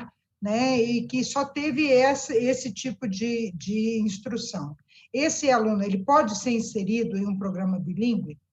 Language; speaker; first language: Portuguese; native; Portuguese